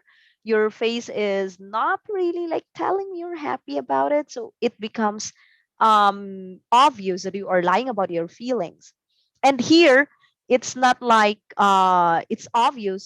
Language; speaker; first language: English; non-native, local second language; Cebuano